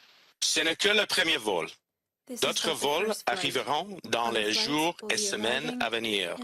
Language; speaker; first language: French; non-native, local second language; English